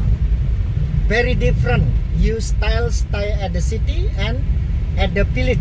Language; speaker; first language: English; non-native, learner; Indonesian